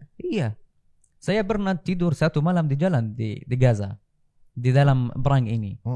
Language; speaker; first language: Indonesian; non-native, fluent; Arabic